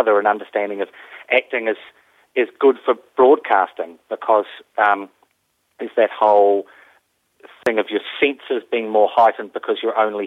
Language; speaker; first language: English; native; English